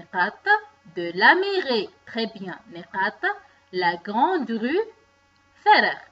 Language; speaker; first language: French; non-native, local second language; Arabic